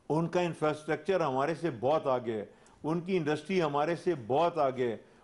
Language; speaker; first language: Urdu; non-native, local second language; Pashto